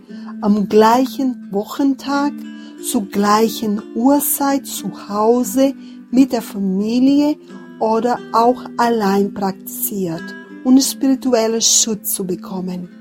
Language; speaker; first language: German; non-native, fluent; Portuguese